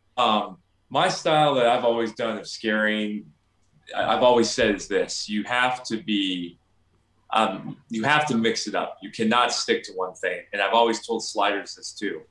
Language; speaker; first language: English; native; English